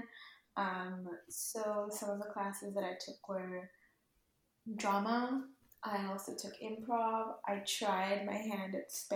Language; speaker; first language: English; non-native, local second language; Urdu